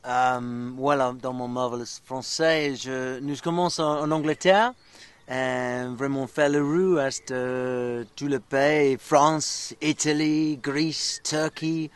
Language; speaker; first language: French; non-native, learner; English